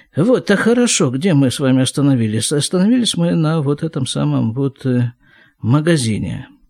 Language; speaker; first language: Russian; native; Russian